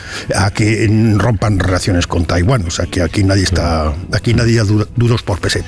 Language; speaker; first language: Spanish; native; Spanish